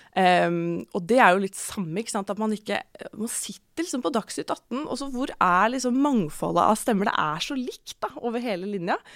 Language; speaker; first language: Norwegian; native; Norwegian